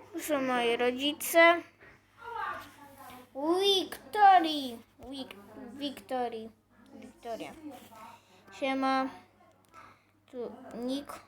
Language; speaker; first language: Polish; native; Polish